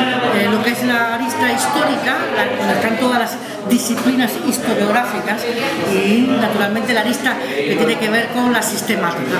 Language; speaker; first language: Spanish; native; Spanish